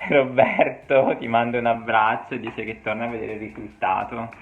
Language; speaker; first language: Italian; native; Italian